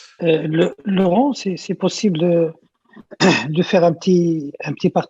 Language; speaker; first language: French; non-native, local second language; Arabic